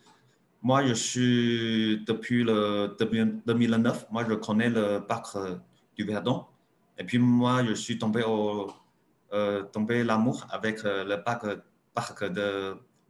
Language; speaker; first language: French; non-native, learner; Chinese